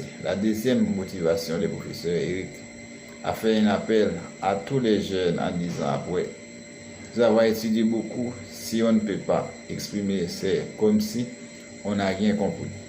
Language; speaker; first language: French; non-native, learner; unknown